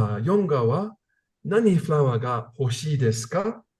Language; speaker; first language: Japanese; non-native, learner; English